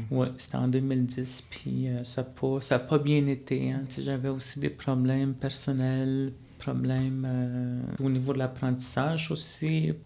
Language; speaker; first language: French; non-native, local second language; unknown